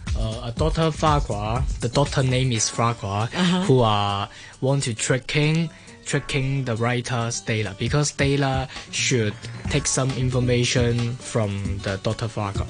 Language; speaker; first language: English; non-native, learner; Cantonese